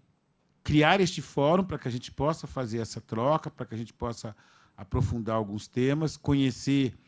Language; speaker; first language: Portuguese; native; Portuguese